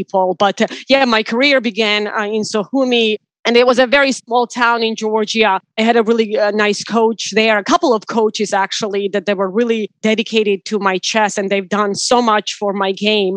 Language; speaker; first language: English; non-native, fluent; Georgian